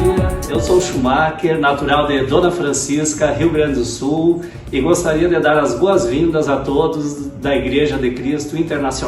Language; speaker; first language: Portuguese; native; Portuguese